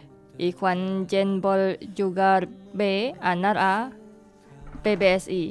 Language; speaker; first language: Catalan; non-native, learner; Indonesian